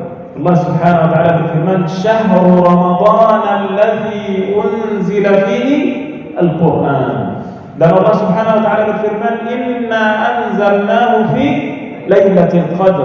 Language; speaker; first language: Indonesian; non-native, learner; Arabic